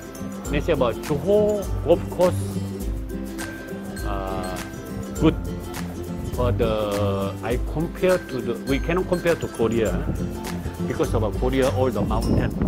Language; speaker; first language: English; non-native, learner; Korean